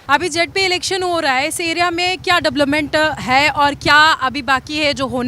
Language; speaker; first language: Hindi; native; Hindi